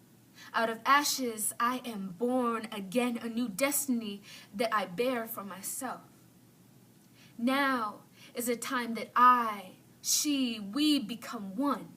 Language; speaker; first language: English; native; English